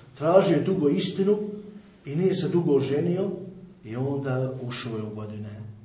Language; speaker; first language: Bosnian; native; Bosnian